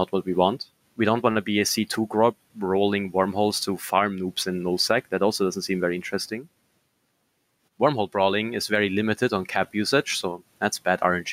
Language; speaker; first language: English; non-native, fluent; German